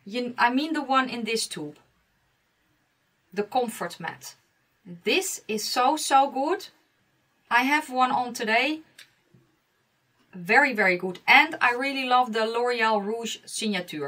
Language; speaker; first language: English; non-native, fluent; Dutch